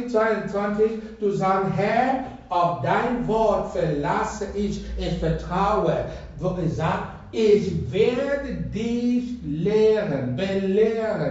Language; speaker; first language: German; non-native, fluent; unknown